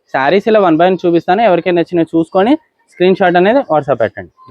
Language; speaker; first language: Telugu; native; Telugu